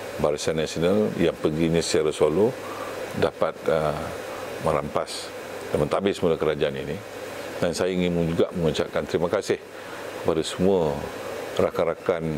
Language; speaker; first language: Malay; native; Malay